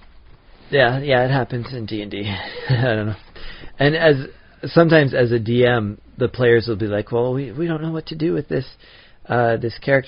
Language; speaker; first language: English; native; English